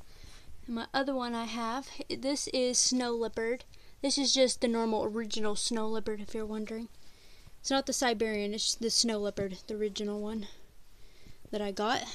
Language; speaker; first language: English; native; English